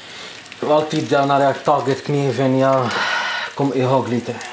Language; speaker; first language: Swedish; non-native, learner; Arabic